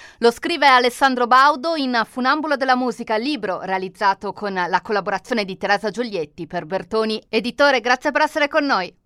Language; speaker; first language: Italian; native; Italian